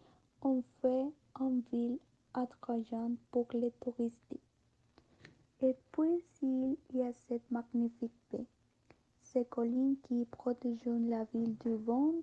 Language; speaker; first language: French; non-native, learner; Spanish